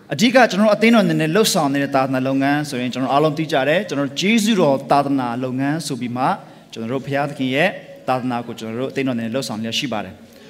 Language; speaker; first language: Burmese; non-native, local second language; Tedim Chin